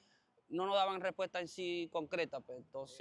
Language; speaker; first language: Spanish; native; Spanish